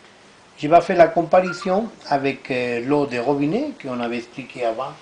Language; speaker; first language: French; non-native, learner; Italian